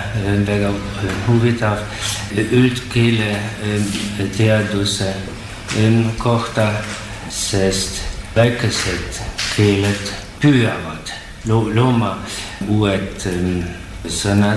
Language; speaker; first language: Estonian; non-native, learner; German